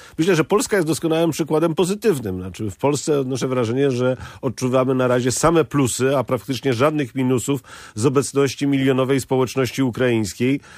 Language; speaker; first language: Polish; native; Polish